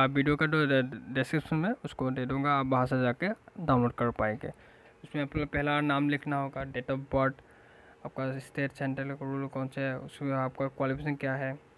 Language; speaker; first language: Hindi; non-native, local second language; Assamese